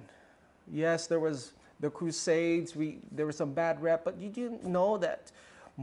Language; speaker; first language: English; non-native, local second language; Filipino